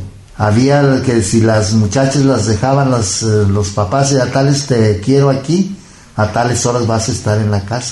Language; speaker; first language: Spanish; native; Spanish